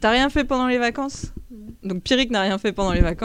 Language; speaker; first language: French; native; French